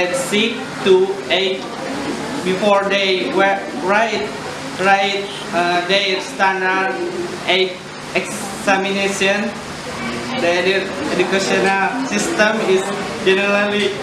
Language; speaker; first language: English; non-native, learner; Indonesian